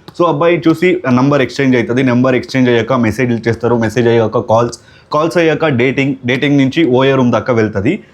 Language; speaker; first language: Telugu; non-native, local second language; Kannada